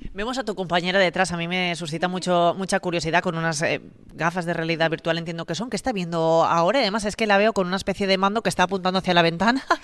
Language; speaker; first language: Spanish; native; Spanish